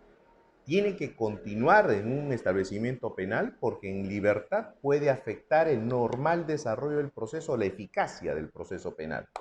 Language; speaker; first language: Spanish; native; Spanish